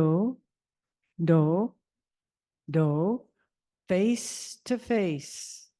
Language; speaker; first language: English; native; English